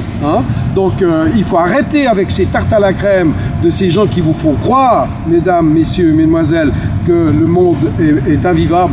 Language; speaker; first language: French; native; French